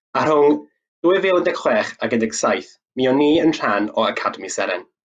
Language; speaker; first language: Welsh; native; Welsh